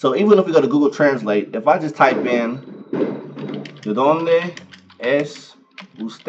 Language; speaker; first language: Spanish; non-native, fluent; English